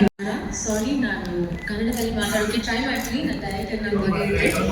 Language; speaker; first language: Kannada; non-native, learner; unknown